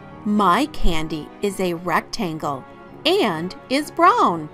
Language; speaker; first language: English; native; English